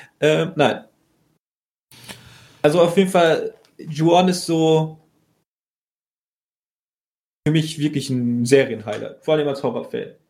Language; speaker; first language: German; native; German